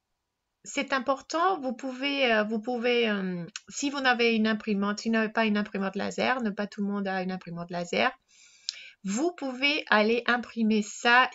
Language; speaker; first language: French; non-native, fluent; Spanish